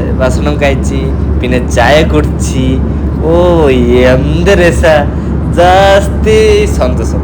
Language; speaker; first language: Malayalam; non-native, learner; Bangla